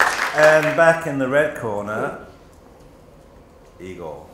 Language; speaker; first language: English; native; English